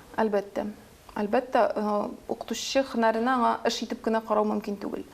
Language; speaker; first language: Tatar; native; Tatar